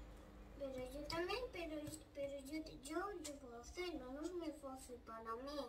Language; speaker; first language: Spanish; early bilingual, other home language; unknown